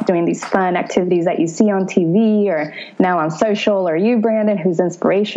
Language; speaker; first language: English; native; English